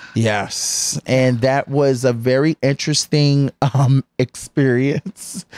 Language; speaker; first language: English; native; English